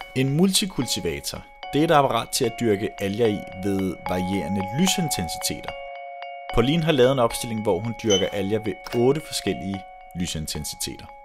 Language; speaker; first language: Danish; native; Danish